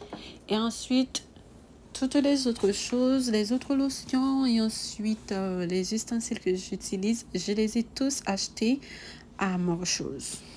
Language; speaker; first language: French; non-native, local second language; Haitian Creole